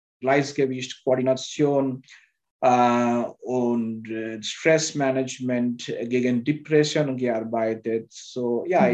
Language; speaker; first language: German; non-native, learner; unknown